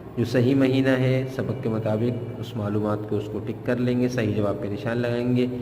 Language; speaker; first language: Urdu; native; Urdu